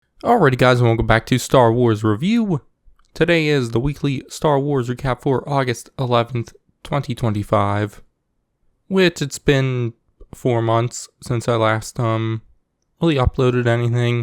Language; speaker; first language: English; native; English